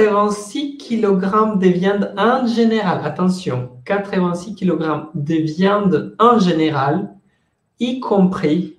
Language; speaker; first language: French; non-native, fluent; Spanish